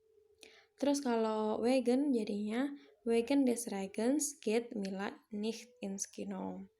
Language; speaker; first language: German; non-native, fluent; Indonesian